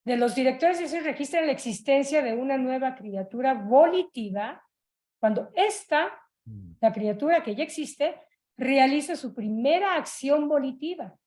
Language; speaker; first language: Spanish; native; Spanish